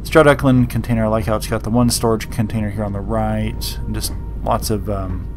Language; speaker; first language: English; native; English